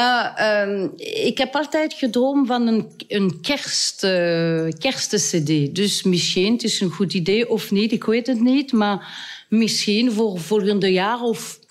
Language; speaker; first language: Dutch; non-native, local second language; French